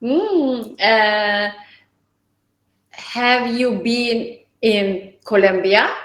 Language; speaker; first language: English; non-native, learner; Turkish